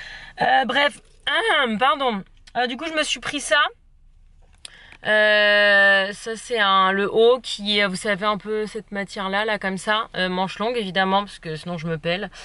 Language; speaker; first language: French; native; French